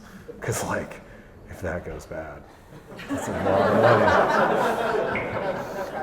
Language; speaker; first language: English; native; English